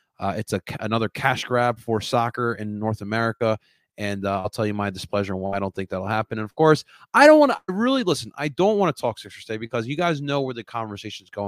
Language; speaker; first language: English; native; English